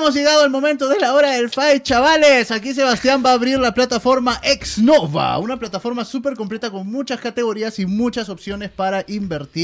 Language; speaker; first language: Spanish; native; Spanish